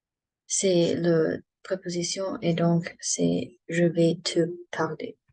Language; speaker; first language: French; non-native, learner; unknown